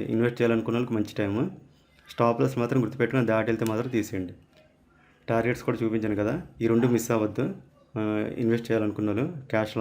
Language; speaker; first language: Telugu; native; Telugu